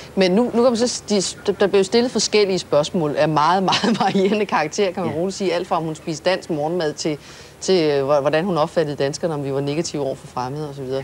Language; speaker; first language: Danish; native; Danish